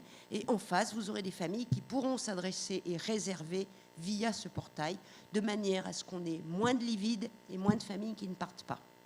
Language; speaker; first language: French; native; French